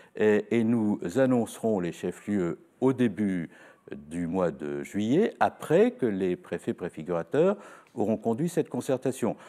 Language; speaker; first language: French; native; French